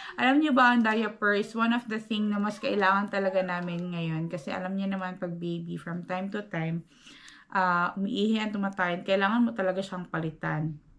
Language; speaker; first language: Filipino; native; Filipino